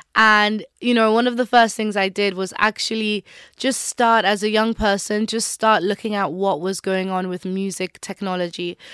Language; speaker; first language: English; non-native, local second language; Yoruba